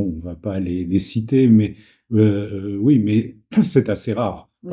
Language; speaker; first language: French; native; French